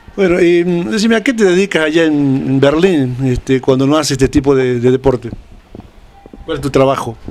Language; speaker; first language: Spanish; native; Spanish